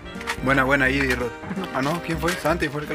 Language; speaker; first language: Spanish; native; Spanish